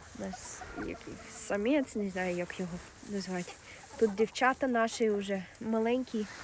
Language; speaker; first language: Ukrainian; early bilingual, heritage; Ukrainian